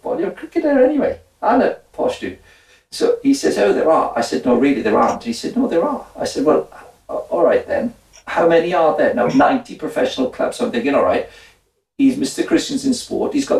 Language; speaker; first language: English; native; English